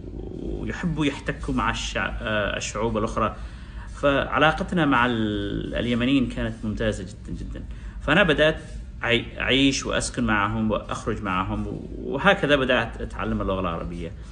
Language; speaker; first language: Arabic; non-native, fluent; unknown